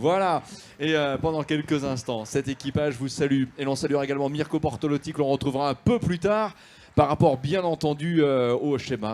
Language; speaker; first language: French; native; French